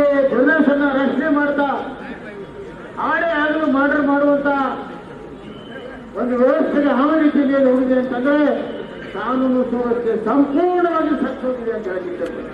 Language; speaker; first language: Kannada; native; Kannada